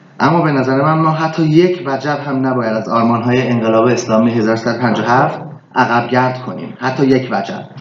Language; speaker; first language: Persian; early bilingual, heritage; Persian